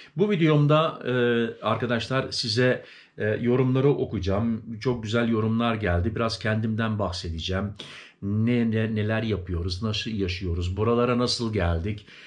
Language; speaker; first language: Turkish; early bilingual, heritage; Turkish